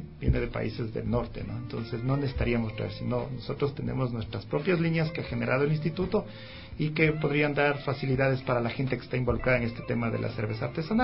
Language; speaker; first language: Spanish; native; Spanish